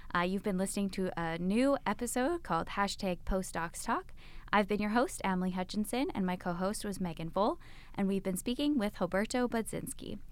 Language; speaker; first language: English; native; English